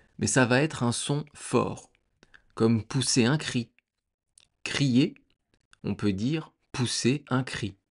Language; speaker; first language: French; native; French